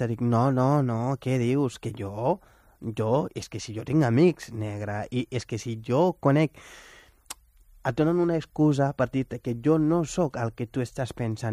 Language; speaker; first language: Catalan; non-native, fluent; Wolof